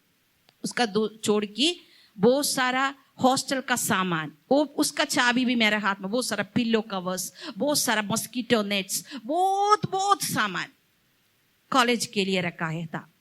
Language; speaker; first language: Hindi; non-native, local second language; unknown